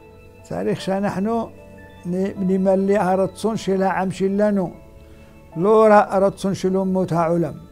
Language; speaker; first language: Hebrew; non-native, fluent; Arabic